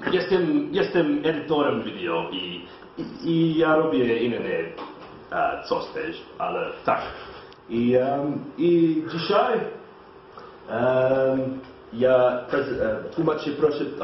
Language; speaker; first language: Polish; non-native, learner; English